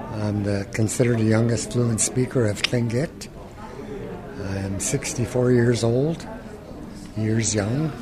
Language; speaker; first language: English; early bilingual, other home language; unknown